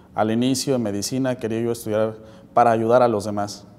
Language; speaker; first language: Spanish; native; Spanish